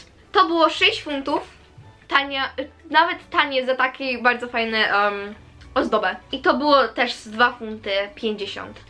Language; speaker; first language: Polish; early bilingual, heritage; Polish